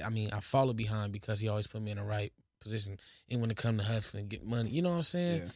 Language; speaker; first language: English; native; English